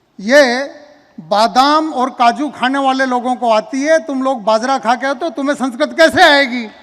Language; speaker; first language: Hindi; native; Hindi